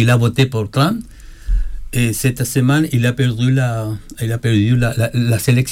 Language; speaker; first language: French; non-native, learner; Spanish